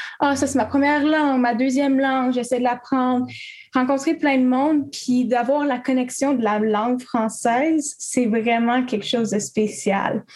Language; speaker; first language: French; native; French